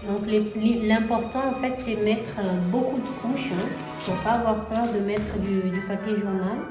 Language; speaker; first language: French; native; French